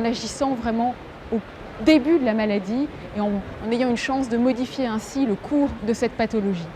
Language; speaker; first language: French; native; French